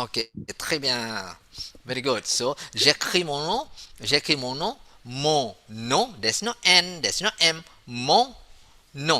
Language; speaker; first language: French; non-native, fluent; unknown